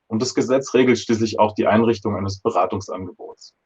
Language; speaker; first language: German; native; German